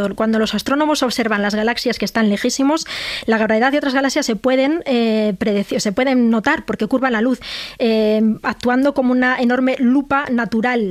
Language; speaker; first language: Spanish; native; Spanish